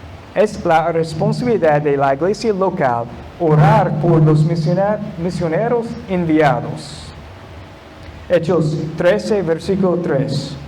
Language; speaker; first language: Spanish; non-native, fluent; English